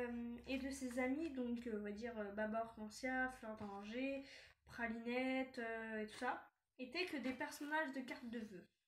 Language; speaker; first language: French; native; French